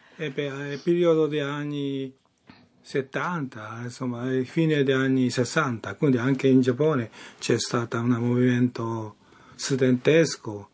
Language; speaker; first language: Italian; non-native, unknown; Japanese